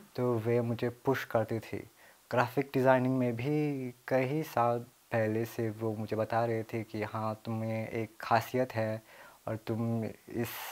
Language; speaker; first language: Hindi; early bilingual, heritage; Hindi